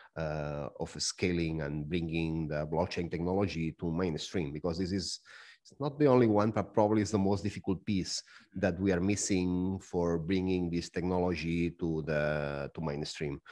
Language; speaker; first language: English; non-native, fluent; Spanish